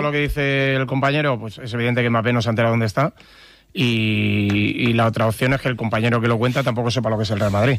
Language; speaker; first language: Spanish; native; Spanish